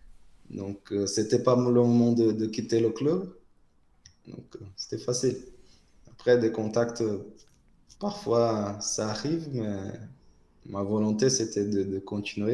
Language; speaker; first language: French; non-native, fluent; Portuguese